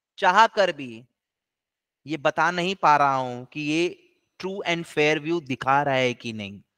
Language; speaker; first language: Hindi; native; Hindi